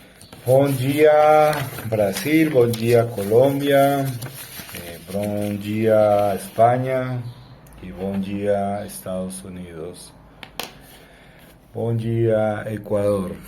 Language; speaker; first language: Portuguese; non-native, learner; Spanish